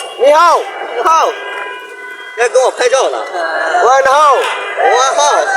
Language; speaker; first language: Chinese; non-native, learner; Bangla